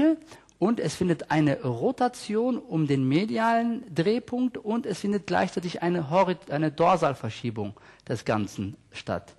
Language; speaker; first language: German; native; German